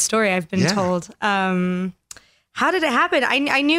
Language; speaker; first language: English; non-native, fluent; French